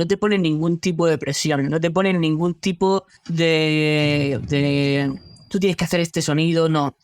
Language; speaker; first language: Spanish; native; Spanish